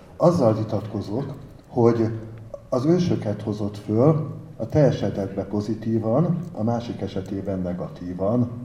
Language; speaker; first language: Hungarian; native; Hungarian